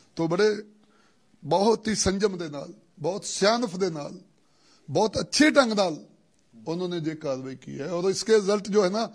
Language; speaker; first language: Hindi; non-native, local second language; Punjabi